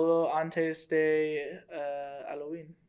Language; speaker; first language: Spanish; non-native, learner; English